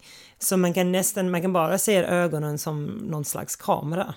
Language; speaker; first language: Swedish; non-native, fluent; English